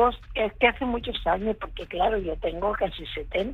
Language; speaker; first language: Spanish; native; Spanish